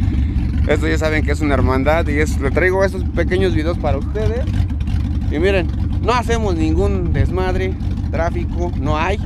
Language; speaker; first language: Spanish; native; Spanish